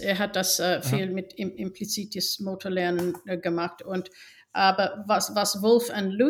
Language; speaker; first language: German; non-native, fluent; English